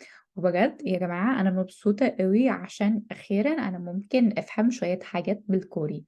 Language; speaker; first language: Arabic; non-native, learner; English